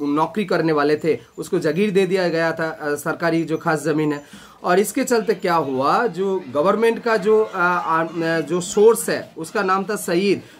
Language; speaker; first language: Hindi; non-native, local second language; Bangla